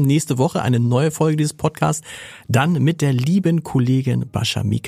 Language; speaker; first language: German; native; German